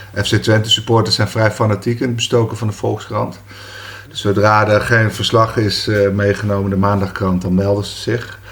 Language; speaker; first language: Dutch; native; Dutch